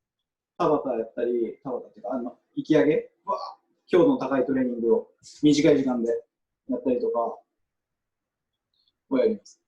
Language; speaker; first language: Japanese; native; Japanese